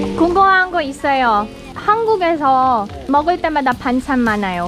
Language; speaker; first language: Korean; non-native, local second language; Filipino